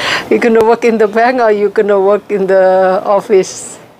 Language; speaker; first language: English; non-native, learner; Indonesian